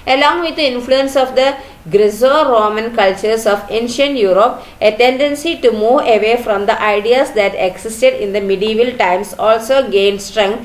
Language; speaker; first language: English; non-native, local second language; Malayalam